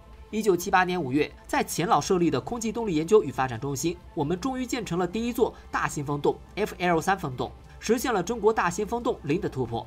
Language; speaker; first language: Chinese; native; Chinese